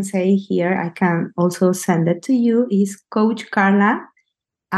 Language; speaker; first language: English; non-native, learner; Spanish